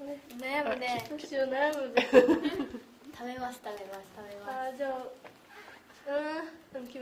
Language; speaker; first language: Japanese; native; Japanese